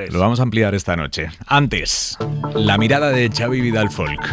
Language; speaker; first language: Spanish; native; Spanish